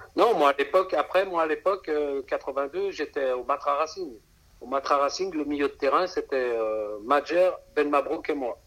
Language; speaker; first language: French; native; French